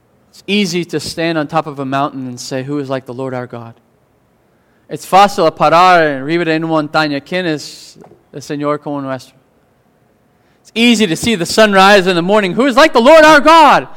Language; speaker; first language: English; native; English